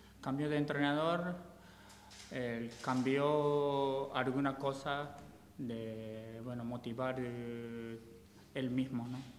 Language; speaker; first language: Spanish; non-native, learner; Japanese